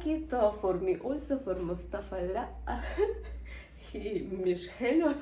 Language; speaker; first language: English; non-native, learner; Arabic